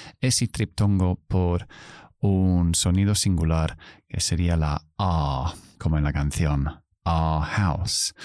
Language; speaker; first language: Spanish; non-native, fluent; English